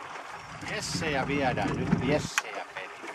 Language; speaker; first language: Finnish; native; Finnish